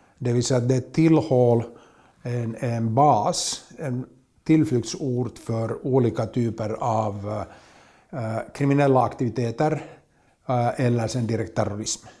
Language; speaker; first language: Swedish; native; Swedish